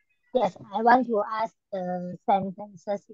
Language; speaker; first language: English; non-native, learner; Malay